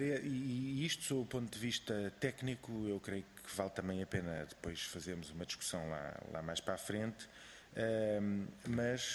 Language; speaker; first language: Portuguese; native; Portuguese